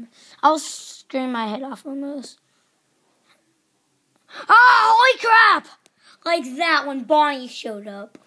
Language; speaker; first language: English; native; English